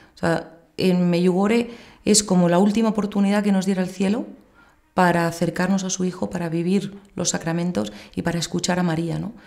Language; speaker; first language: Spanish; native; Spanish